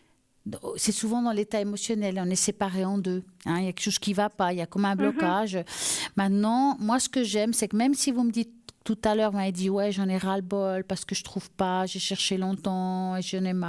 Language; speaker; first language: French; native; French